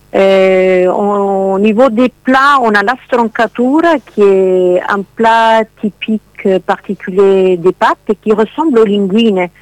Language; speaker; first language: French; non-native, fluent; Italian